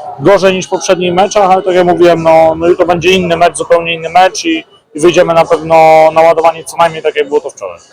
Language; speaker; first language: Polish; native; Polish